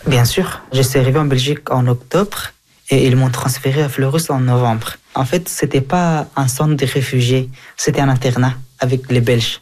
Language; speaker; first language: French; early bilingual, other home language; Persian